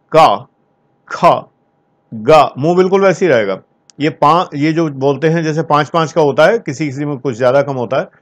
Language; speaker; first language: Hindi; native; Hindi